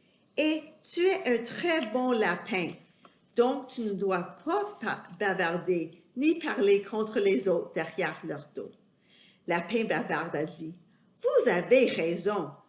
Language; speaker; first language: French; non-native, fluent; English